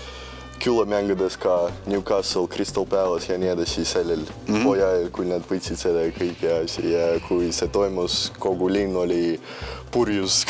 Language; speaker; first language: Estonian; non-native, local second language; Russian